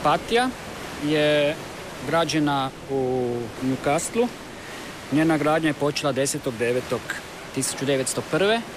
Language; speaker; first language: Serbian; native; Serbian